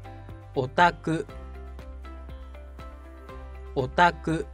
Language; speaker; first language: Japanese; native; Japanese